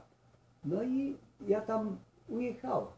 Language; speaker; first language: Russian; non-native, learner; Polish